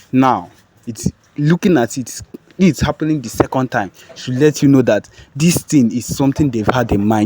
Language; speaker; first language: English; native; English